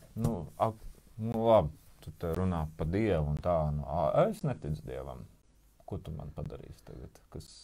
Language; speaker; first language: Latvian; native; Latvian